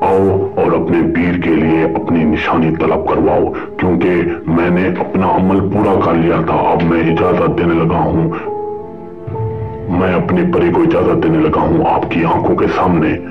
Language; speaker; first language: Urdu; native; Urdu